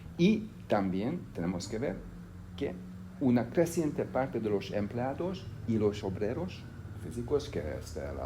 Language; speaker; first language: Spanish; non-native, fluent; Hungarian